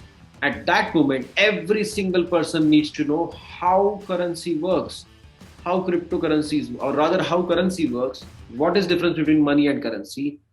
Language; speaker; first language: English; non-native, local second language; Marathi